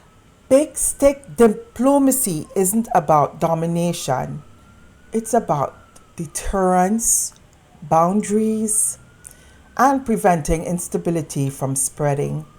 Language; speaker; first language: English; native; English